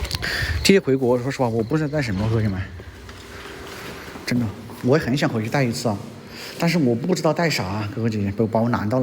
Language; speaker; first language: Chinese; native; Chinese